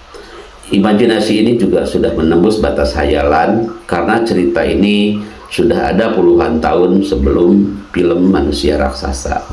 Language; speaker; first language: Indonesian; non-native, local second language; Sundanese